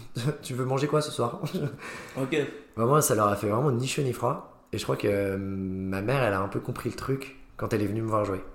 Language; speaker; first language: French; native; French